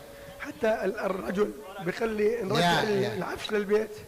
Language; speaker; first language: Arabic; native; Arabic